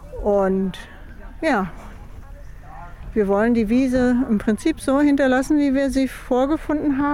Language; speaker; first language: German; native; German